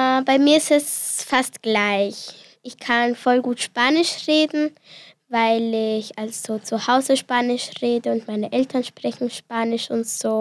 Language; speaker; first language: German; early bilingual, other home language; Spanish